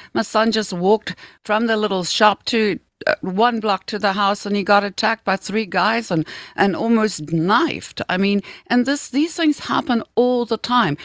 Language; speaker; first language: English; native; English